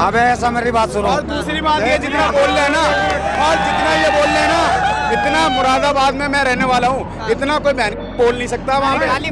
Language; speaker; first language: Hindi; native; Hindi